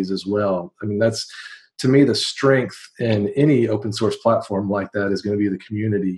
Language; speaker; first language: English; native; English